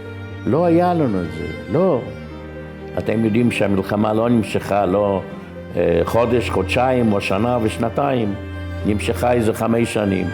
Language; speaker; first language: Hebrew; non-native, fluent; Yiddish